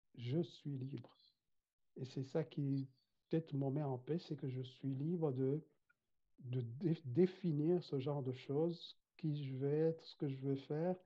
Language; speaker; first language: French; non-native, fluent; Kinyarwanda